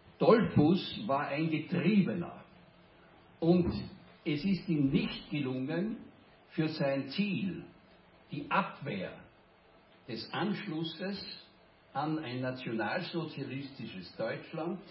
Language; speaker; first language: German; native; German